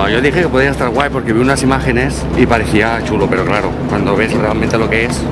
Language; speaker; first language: Spanish; native; Spanish